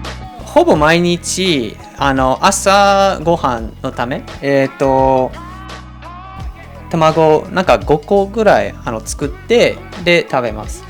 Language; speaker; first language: Japanese; non-native, fluent; English